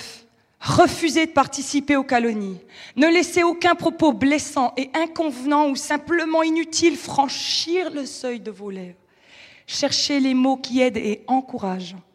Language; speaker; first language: French; native; French